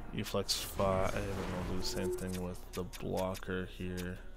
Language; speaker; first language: English; native; English